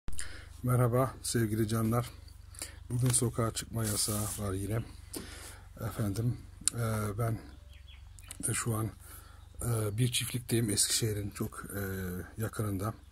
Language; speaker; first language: Turkish; native; Turkish